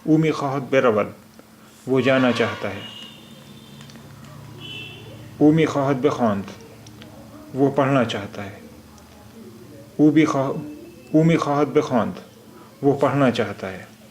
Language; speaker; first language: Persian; non-native, fluent; Urdu